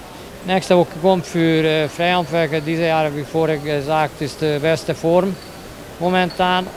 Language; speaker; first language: German; non-native, learner; Hungarian